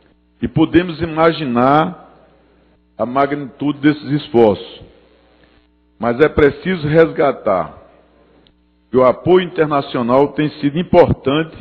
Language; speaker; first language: Portuguese; native; Portuguese